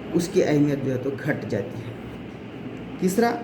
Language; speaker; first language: Hindi; non-native, local second language; Marathi